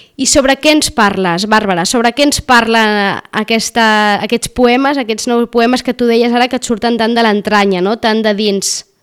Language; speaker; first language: Catalan; native; Catalan